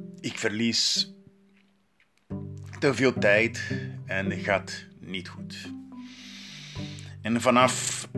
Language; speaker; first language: Dutch; non-native, learner; Portuguese